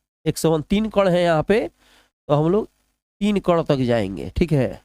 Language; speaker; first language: Hindi; non-native, local second language; Bhojpuri